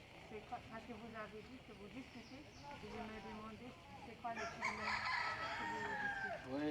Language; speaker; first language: French; non-native, fluent; German